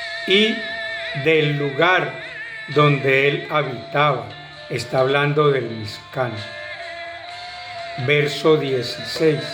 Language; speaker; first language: Spanish; native; Spanish